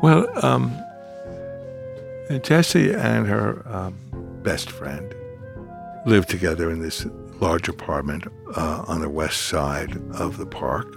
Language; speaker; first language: English; native; English